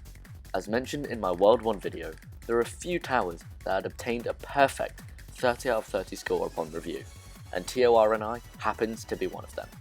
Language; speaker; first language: English; native; English